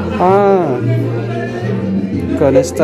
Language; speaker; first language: Spanish; non-native, learner; Indonesian